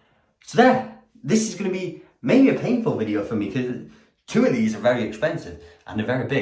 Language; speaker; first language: English; native; English